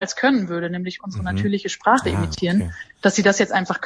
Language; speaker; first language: German; native; German